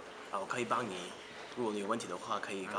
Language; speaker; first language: Chinese; non-native, learner; English